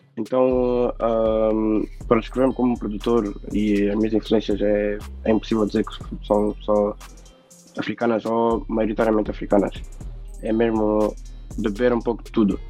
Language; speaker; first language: Portuguese; native; Portuguese